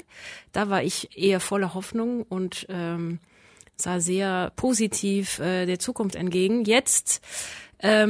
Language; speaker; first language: German; non-native, fluent; French